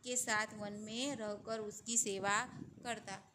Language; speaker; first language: Hindi; non-native, local second language; Gujarati